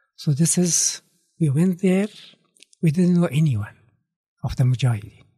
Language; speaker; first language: English; non-native, fluent; Persian